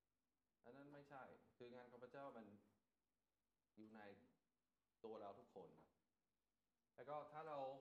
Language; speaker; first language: Thai; non-native, fluent; English